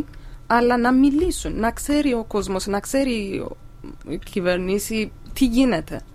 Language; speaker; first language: Greek; non-native, learner; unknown